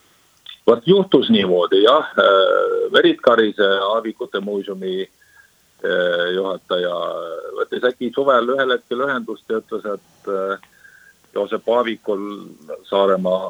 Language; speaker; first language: Estonian; native; Estonian